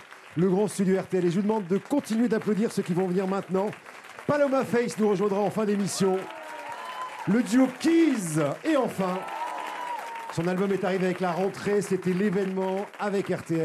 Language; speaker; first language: French; native; French